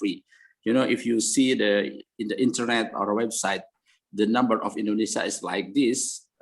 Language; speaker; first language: English; non-native, learner; Indonesian